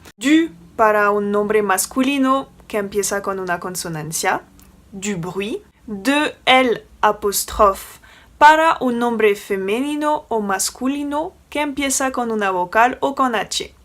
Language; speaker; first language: Spanish; non-native, fluent; French